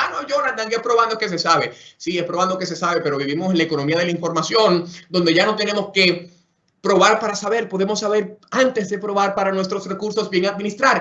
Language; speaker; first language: Spanish; native; Spanish